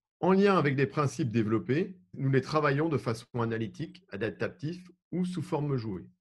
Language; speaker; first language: French; native; French